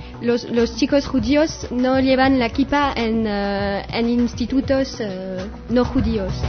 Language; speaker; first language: Spanish; non-native, learner; French